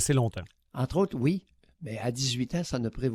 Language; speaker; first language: French; native; French